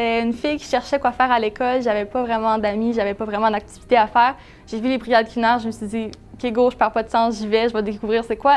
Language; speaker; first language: French; native; French